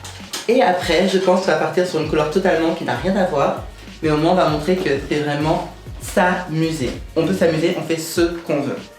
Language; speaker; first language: French; native; French